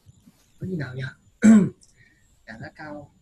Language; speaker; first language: Vietnamese; native; Vietnamese